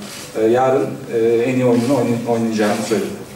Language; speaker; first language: Turkish; native; Turkish